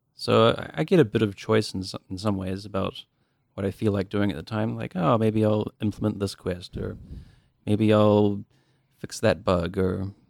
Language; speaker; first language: English; native; English